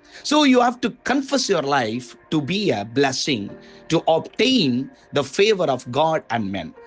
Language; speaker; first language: English; non-native, local second language; Tamil